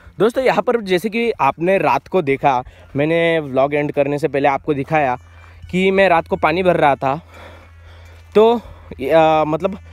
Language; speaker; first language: Hindi; non-native, local second language; Marathi